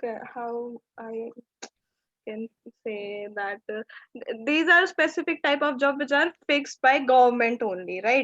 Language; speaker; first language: English; non-native, local second language; Hindi